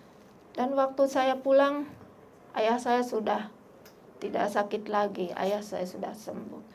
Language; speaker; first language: Indonesian; non-native, local second language; Sasak